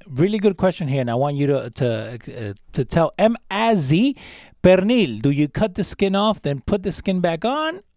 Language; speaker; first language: English; early bilingual, other home language; Spanish